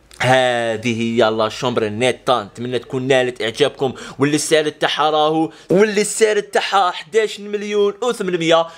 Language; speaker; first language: Arabic; native; Arabic